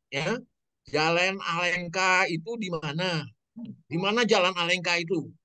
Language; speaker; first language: Indonesian; native; Indonesian